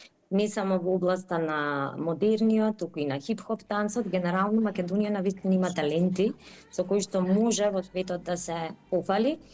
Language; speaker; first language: Macedonian; native; Macedonian